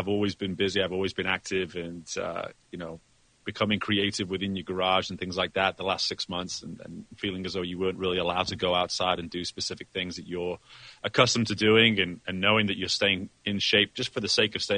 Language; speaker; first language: English; native; English